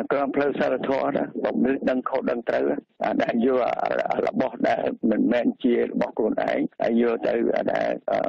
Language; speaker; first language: Khmer; native; Khmer